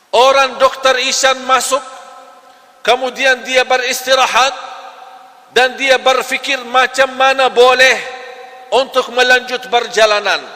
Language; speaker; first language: Malay; non-native, fluent; Arabic